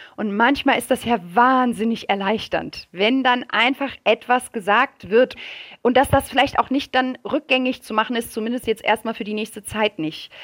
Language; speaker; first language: German; early bilingual, other home language; French